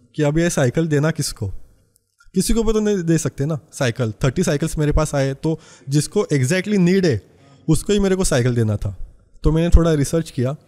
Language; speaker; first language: Hindi; non-native, local second language; Marathi